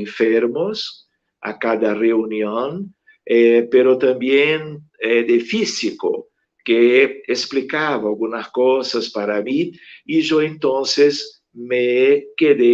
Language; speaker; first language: Spanish; non-native, fluent; Portuguese